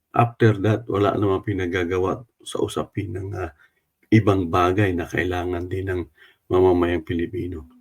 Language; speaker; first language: Filipino; non-native, local second language; Cebuano